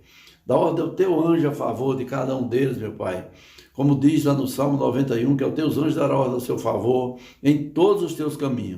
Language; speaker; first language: Portuguese; native; Portuguese